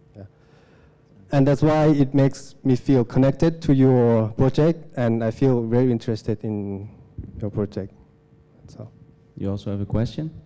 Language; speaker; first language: English; non-native, fluent; Lao